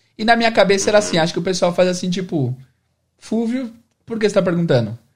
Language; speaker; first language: Portuguese; native; Portuguese